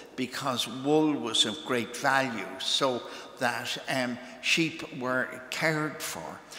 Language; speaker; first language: English; native; English